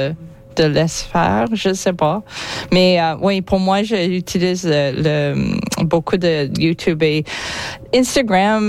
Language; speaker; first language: French; non-native, local second language; English